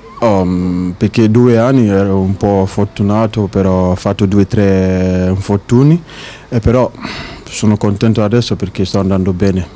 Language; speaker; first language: Italian; non-native, learner; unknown